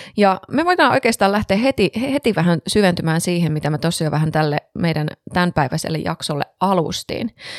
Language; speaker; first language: Finnish; native; Finnish